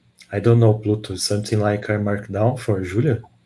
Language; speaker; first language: English; non-native, fluent; Portuguese